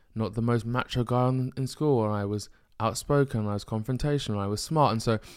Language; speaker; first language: English; native; English